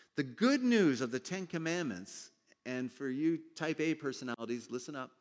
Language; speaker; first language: English; native; English